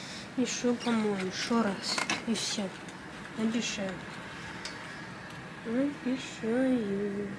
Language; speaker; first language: Russian; early bilingual, heritage; Russian